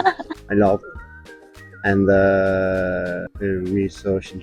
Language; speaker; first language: English; non-native, learner; Italian